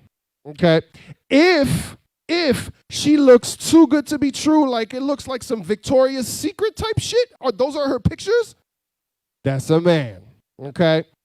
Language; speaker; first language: English; native; English